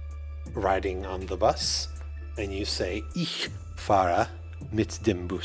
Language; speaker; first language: German; non-native, learner; English